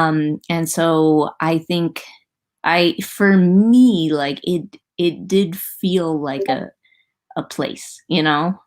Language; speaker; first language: English; native; English